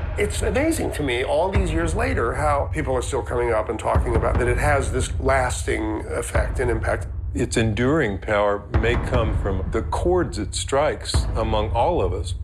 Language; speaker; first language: English; native; English